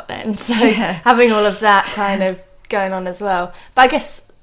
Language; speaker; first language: English; native; English